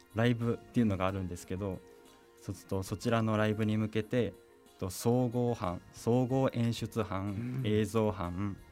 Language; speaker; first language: Japanese; native; Japanese